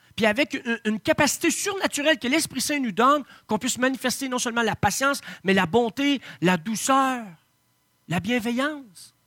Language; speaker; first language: French; native; French